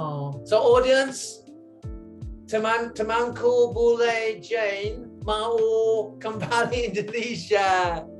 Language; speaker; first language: Indonesian; non-native, learner; English